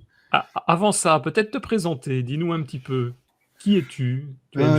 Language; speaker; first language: French; native; French